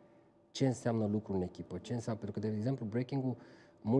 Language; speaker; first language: Romanian; native; Romanian